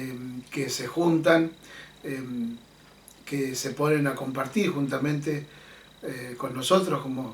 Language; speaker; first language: Spanish; native; Spanish